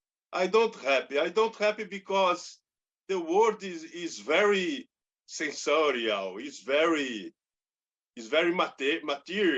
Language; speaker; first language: English; non-native, learner; Portuguese